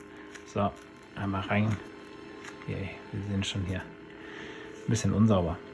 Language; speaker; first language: German; native; German